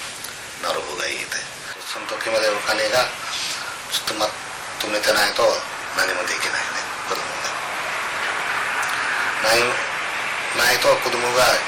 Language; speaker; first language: Japanese; non-native, learner; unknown